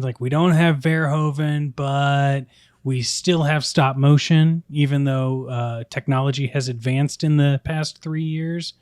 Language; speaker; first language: English; native; English